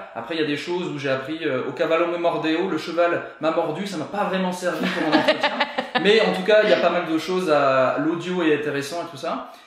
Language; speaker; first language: French; native; French